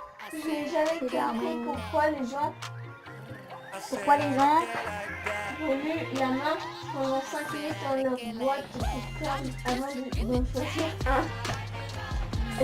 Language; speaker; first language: French; native; French